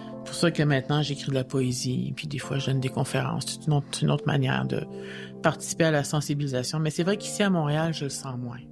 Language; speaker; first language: French; native; French